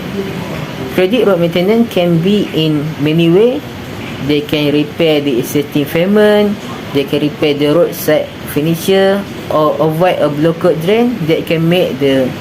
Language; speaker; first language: English; non-native, local second language; Malay